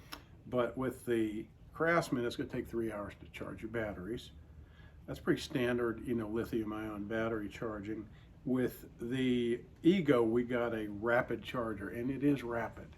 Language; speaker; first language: English; native; English